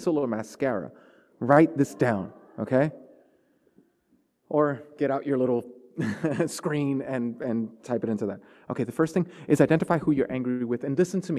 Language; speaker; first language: English; native; English